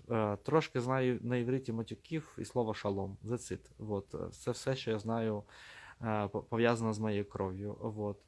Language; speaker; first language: Ukrainian; non-native, local second language; Russian